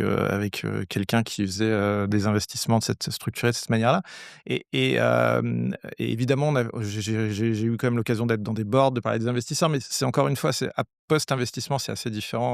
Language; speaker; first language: French; native; French